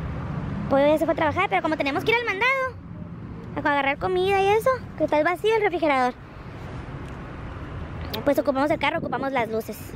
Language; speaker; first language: Spanish; native; Spanish